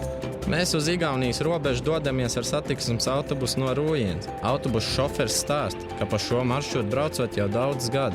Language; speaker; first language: Latvian; native; Latvian